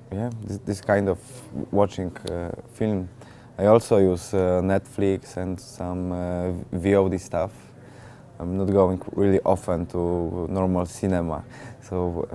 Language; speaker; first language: English; non-native, fluent; Polish